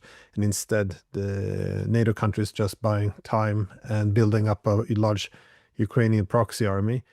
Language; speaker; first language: English; non-native, fluent; Norwegian